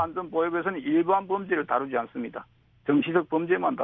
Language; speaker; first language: Korean; native; Korean